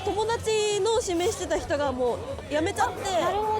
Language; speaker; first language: Japanese; native; Japanese